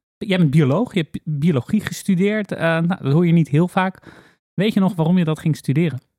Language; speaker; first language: Dutch; native; Dutch